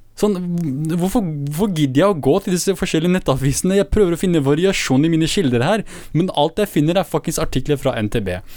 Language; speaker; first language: Norwegian; early bilingual, other home language; Kurdish